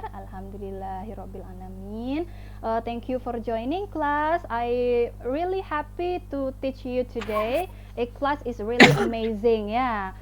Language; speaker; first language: English; non-native, fluent; Indonesian